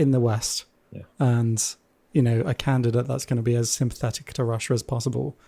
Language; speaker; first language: English; native; English